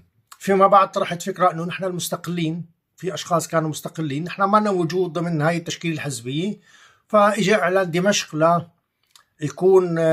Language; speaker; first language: Arabic; native; Arabic